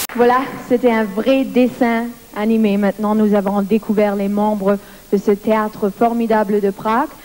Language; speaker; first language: French; non-native, local second language; Luxembourgish